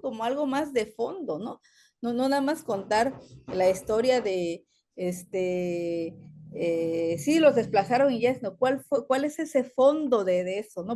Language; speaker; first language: Spanish; native; Spanish